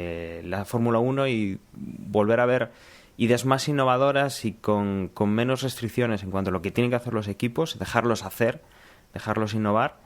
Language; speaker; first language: Spanish; native; Spanish